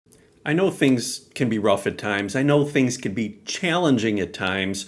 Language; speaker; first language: English; native; English